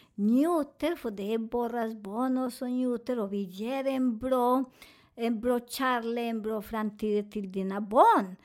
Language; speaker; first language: Swedish; non-native, learner; Spanish